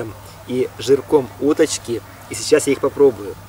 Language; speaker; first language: Russian; native; Russian